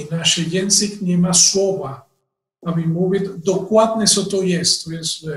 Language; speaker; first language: Polish; non-native, learner; Spanish